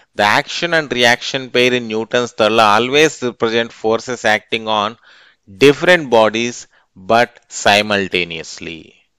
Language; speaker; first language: English; non-native, local second language; Telugu